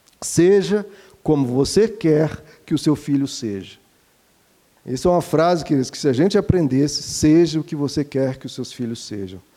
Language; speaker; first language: Portuguese; native; Portuguese